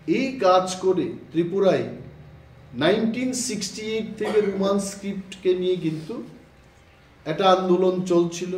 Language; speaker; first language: Bangla; non-native, local second language; Kok Borok